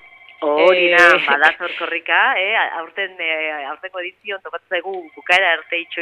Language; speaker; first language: Basque; native; Basque